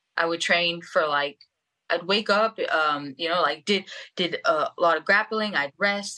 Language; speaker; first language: English; early bilingual, other home language; Spanish